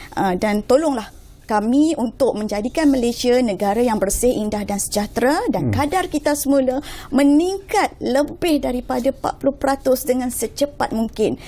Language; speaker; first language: Malay; native; Malay